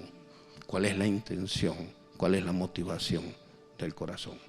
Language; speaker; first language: Spanish; native; Spanish